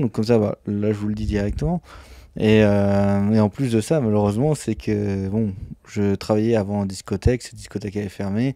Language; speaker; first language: French; native; French